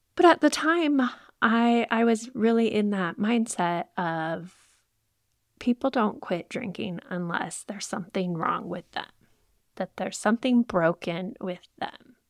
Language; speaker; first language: English; native; English